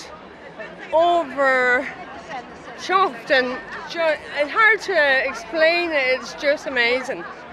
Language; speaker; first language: English; native; English